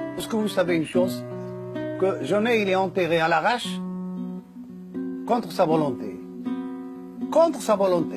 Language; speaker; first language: French; non-native, fluent; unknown